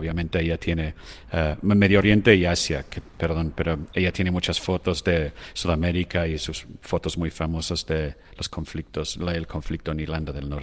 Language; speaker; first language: Spanish; non-native, fluent; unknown